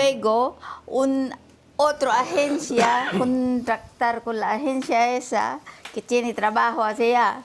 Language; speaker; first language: Spanish; non-native, learner; Filipino